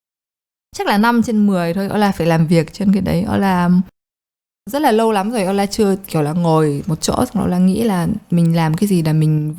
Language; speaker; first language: Vietnamese; early bilingual, heritage; Polish